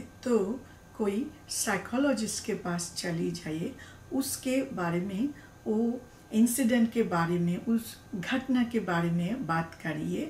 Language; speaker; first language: Hindi; non-native, learner; Bangla